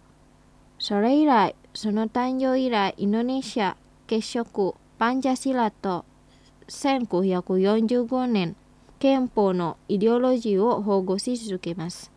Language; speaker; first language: Japanese; non-native, fluent; Indonesian